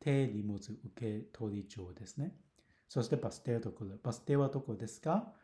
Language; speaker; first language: Japanese; non-native, fluent; Cantonese